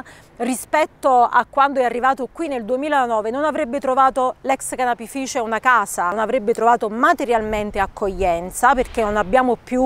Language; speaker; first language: Italian; native; Italian